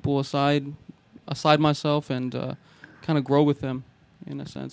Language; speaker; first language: English; native; English